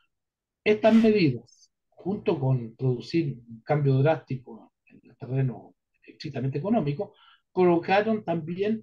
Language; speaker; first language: Spanish; native; Spanish